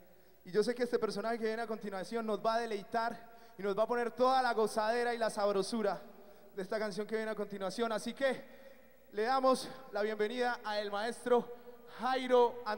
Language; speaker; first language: Spanish; native; Spanish